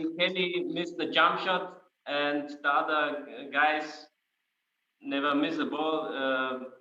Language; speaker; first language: English; non-native, fluent; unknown